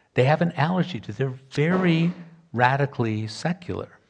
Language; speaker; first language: English; native; English